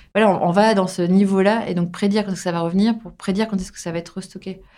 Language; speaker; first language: French; native; French